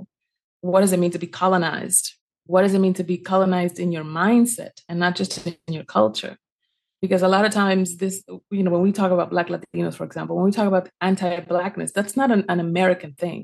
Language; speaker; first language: English; early bilingual, other home language; Spanish